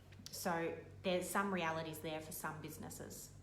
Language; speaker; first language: English; native; English